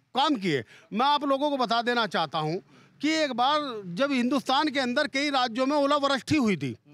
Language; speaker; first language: Hindi; native; Hindi